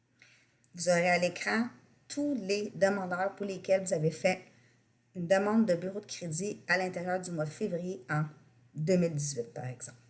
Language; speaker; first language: French; native; French